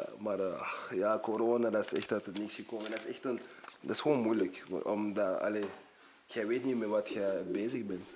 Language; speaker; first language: Dutch; early bilingual, other home language; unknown